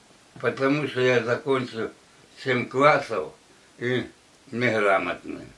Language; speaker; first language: Russian; non-native, local second language; Ukrainian